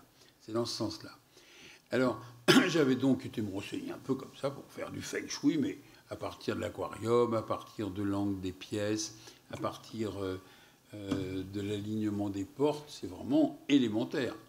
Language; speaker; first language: French; native; French